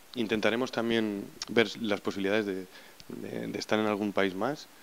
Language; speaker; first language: Spanish; native; Spanish